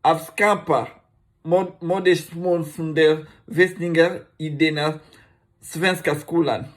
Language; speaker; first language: Swedish; non-native, learner; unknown